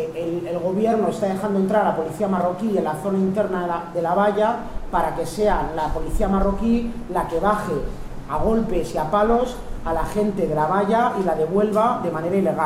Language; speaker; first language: Spanish; native; Spanish